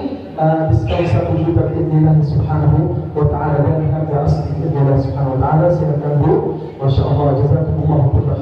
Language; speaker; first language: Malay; non-native, fluent; Arabic